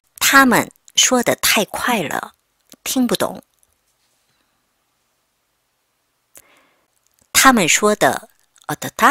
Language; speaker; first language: Chinese; non-native, fluent; Korean